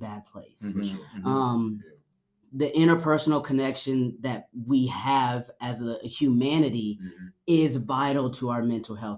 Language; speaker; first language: English; native; English